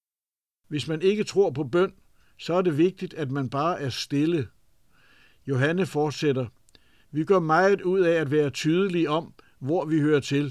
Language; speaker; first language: Danish; native; Danish